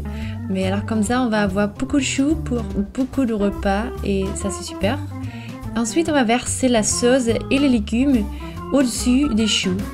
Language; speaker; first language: French; non-native, fluent; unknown